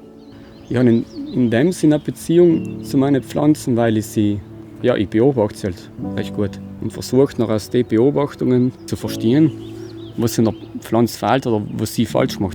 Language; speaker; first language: German; native; German